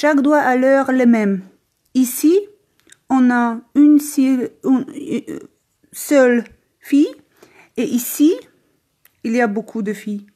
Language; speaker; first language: French; non-native, learner; Polish